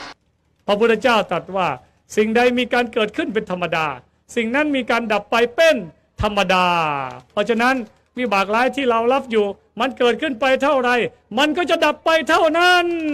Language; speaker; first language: Thai; native; Thai